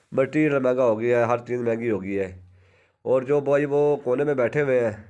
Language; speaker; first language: Urdu; non-native, local second language; Punjabi